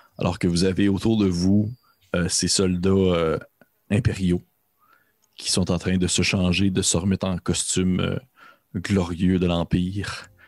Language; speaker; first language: French; native; French